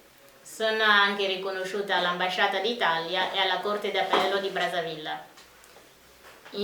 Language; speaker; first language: Italian; non-native, fluent; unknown